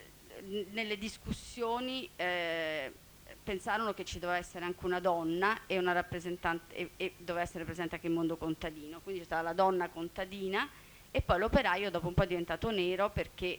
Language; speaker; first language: Italian; native; Italian